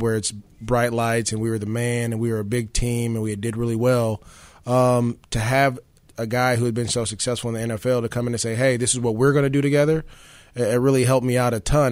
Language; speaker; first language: English; native; English